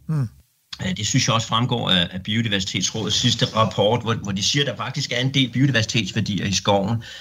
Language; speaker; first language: Danish; native; Danish